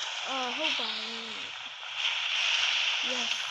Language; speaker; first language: English; non-native, learner; Burmese